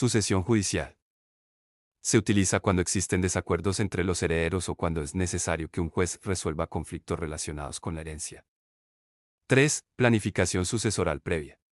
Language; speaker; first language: Spanish; native; Spanish